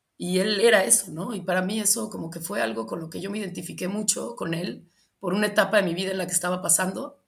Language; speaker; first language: Spanish; native; Spanish